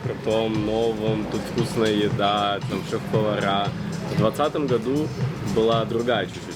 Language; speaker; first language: Russian; native; Russian